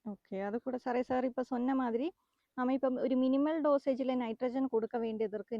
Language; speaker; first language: Tamil; non-native, local second language; Malayalam